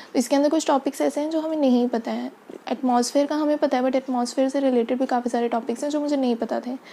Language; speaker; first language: Hindi; native; Hindi